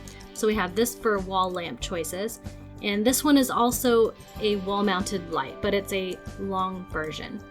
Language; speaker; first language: English; native; English